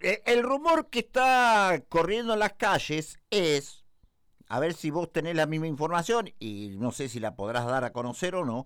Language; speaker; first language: Spanish; native; Spanish